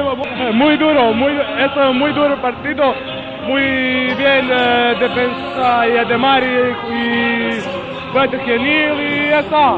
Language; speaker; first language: Spanish; non-native, learner; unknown